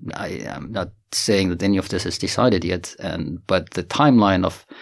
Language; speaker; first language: English; non-native, fluent; Finnish